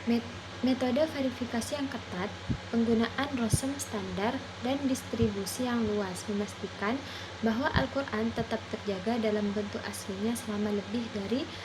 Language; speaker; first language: Indonesian; non-native, local second language; Madurese